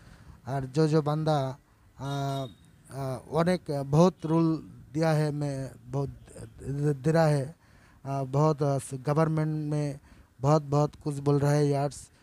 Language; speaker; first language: Hindi; non-native, learner; Bangla